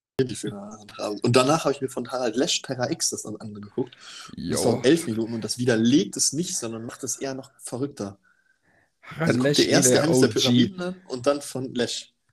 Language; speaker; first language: German; native; German